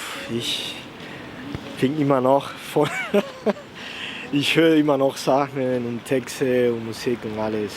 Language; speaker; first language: German; non-native, fluent; Spanish